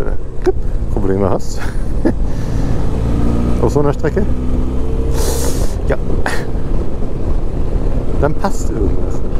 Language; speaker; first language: German; native; German